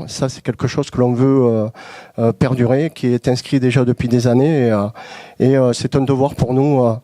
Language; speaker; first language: French; native; French